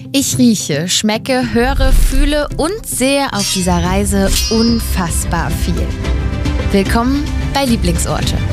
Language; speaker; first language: German; native; German